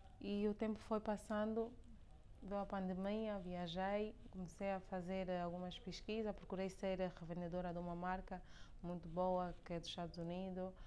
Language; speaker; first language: Portuguese; native; Portuguese